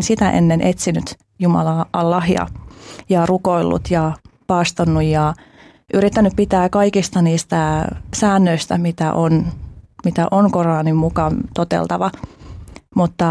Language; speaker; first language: Finnish; early bilingual, other home language; Albanian